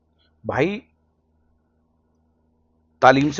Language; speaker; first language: Hindi; native; Hindi